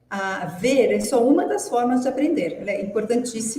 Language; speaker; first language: Portuguese; native; Portuguese